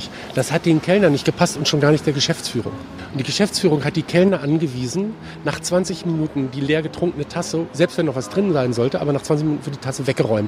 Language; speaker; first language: German; native; German